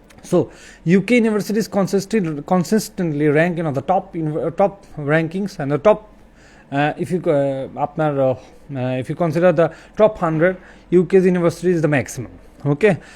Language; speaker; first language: English; non-native, local second language; Bangla